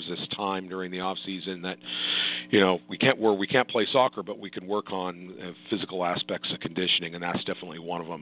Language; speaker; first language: English; native; English